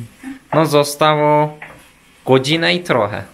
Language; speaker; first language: Polish; non-native, learner; Turkish